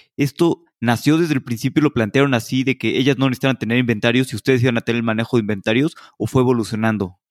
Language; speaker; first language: Spanish; native; Spanish